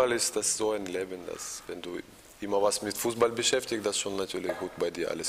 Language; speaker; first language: German; non-native, learner; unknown